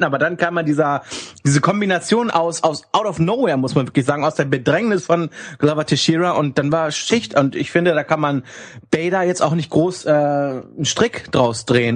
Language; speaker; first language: German; native; German